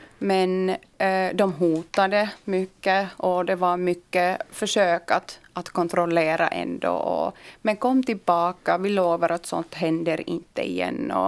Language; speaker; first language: Swedish; early bilingual, other home language; Kurdish